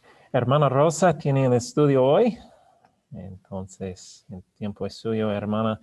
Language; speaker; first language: Spanish; non-native, learner; English